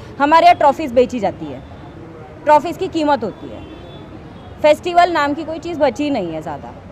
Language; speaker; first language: Hindi; non-native, local second language; Marathi